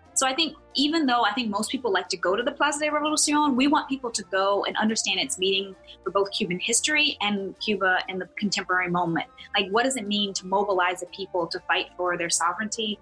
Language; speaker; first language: English; native; English